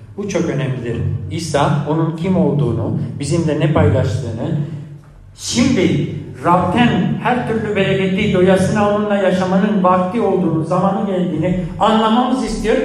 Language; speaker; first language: Turkish; non-native, fluent; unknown